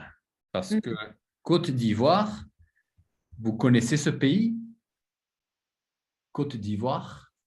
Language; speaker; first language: French; non-native, fluent; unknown